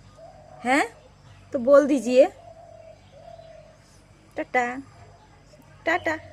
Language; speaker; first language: Hindi; non-native, local second language; Bangla